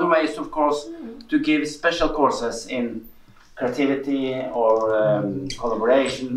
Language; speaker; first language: English; non-native, fluent; Norwegian